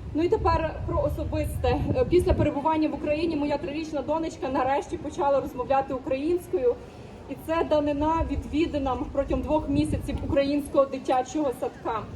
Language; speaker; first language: Ukrainian; native; Ukrainian